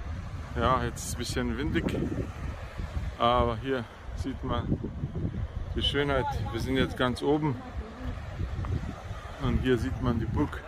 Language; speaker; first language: German; early bilingual, other home language; Bosnian